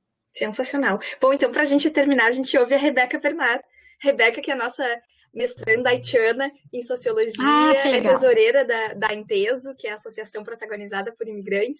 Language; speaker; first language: Portuguese; native; Portuguese